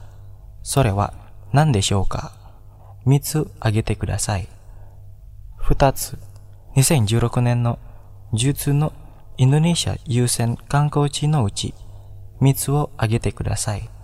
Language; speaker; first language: Japanese; non-native, fluent; Indonesian